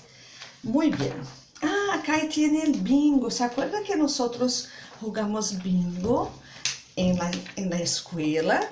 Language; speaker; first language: Spanish; non-native, learner; Portuguese